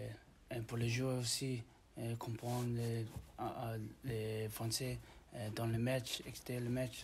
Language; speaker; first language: French; non-native, learner; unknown